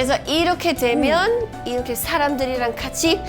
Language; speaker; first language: Korean; non-native, fluent; English